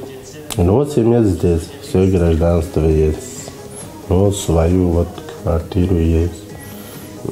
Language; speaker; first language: Russian; non-native, learner; Uzbek